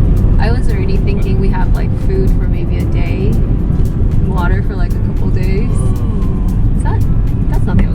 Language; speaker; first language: English; native; English